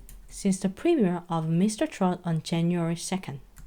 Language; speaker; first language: English; non-native, fluent; Korean